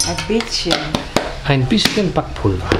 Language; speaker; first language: German; native; German